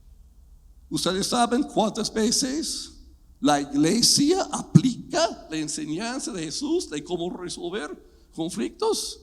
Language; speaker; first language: Spanish; non-native, fluent; English